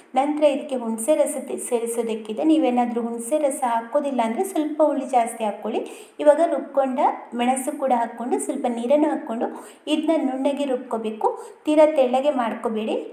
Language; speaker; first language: Kannada; non-native, local second language; Tulu